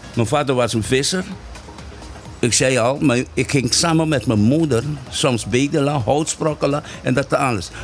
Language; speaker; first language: Dutch; non-native, fluent; Papiamento